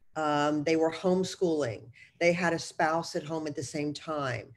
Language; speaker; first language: English; native; English